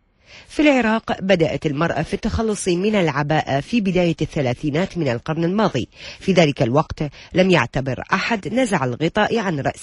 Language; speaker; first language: Arabic; native; Arabic